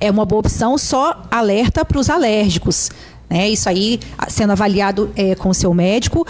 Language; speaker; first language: Portuguese; native; Portuguese